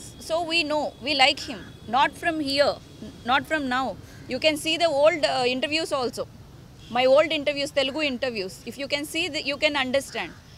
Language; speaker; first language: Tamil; non-native, learner; Telugu